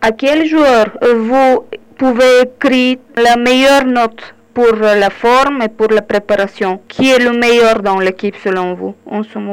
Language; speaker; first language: French; non-native, learner; Bulgarian